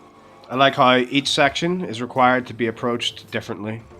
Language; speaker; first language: English; native; English